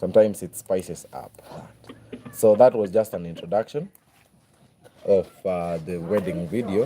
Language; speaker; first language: English; non-native, local second language; Swahili